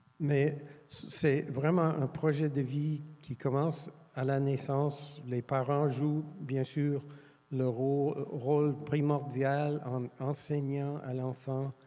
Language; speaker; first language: French; non-native, fluent; English